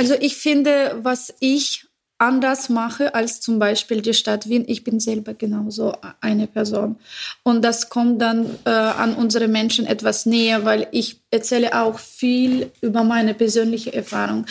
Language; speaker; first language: German; non-native, learner; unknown